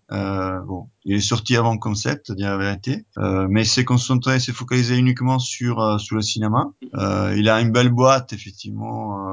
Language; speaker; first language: French; non-native, fluent; Italian